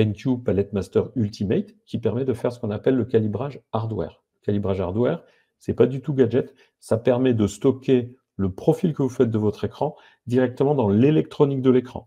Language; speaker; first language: French; native; French